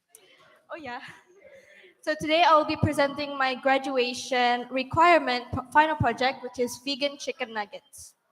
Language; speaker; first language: English; non-native, fluent; Indonesian